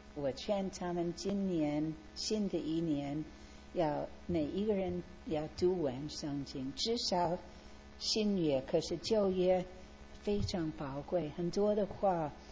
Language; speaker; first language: Chinese; non-native, fluent; English